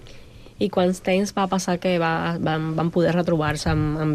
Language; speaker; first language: Catalan; non-native, fluent; Spanish